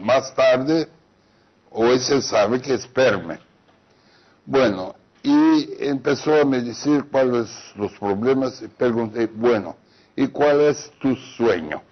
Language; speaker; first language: Spanish; non-native, fluent; Portuguese